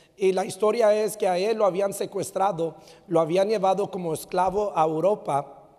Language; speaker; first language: Spanish; early bilingual, heritage; Spanish